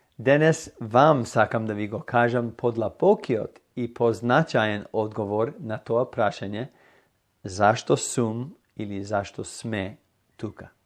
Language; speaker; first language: Macedonian; non-native, fluent; English